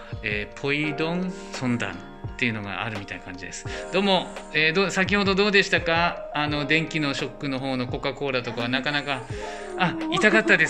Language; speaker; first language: Japanese; native; Japanese